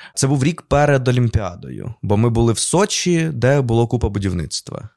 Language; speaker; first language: Ukrainian; non-native, local second language; Russian